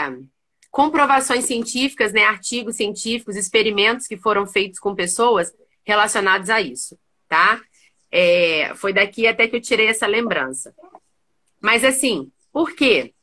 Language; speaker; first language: Portuguese; native; Portuguese